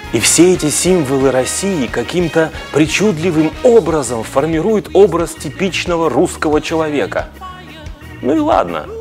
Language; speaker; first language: Russian; native; Russian